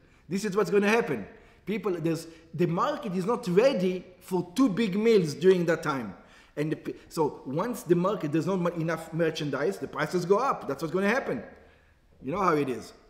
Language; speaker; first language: English; non-native, fluent; Hebrew